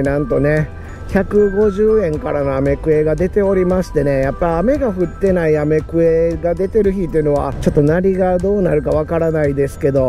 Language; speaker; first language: Japanese; native; Japanese